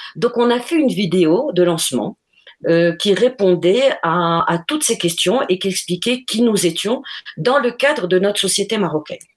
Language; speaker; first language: French; non-native, local second language; Arabic